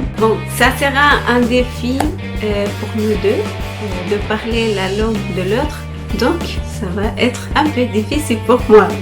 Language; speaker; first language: French; non-native, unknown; Spanish